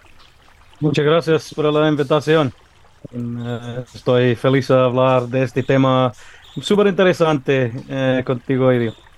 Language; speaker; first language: Spanish; non-native, fluent; English